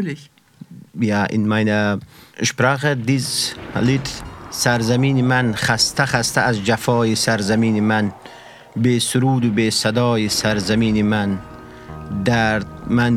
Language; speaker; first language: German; non-native, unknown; Persian